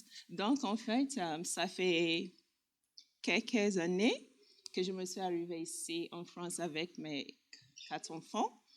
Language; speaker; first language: French; non-native, learner; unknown